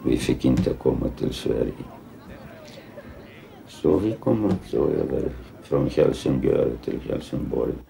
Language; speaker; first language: Swedish; non-native, fluent; Lithuanian